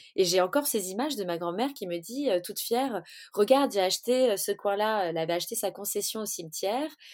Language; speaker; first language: French; early bilingual, other home language; Portuguese